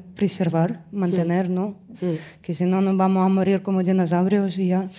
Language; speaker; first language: Spanish; non-native, fluent; Russian